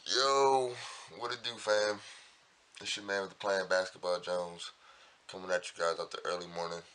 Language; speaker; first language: English; native; English